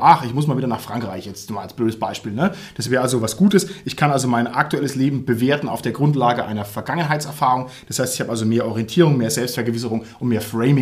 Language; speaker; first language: German; native; German